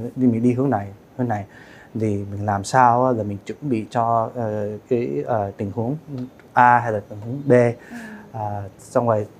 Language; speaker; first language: Vietnamese; early bilingual, heritage; Vietnamese